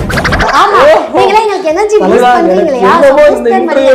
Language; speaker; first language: Tamil; native; Tamil